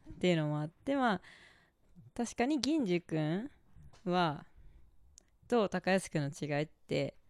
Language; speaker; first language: Japanese; native; Japanese